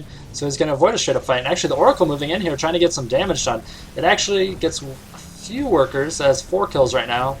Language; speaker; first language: English; native; English